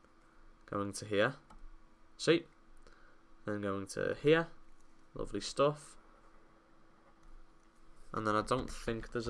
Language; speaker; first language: English; native; English